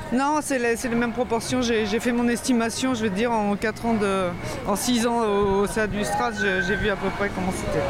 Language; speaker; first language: French; native; French